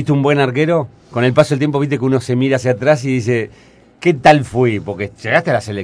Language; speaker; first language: Spanish; native; Spanish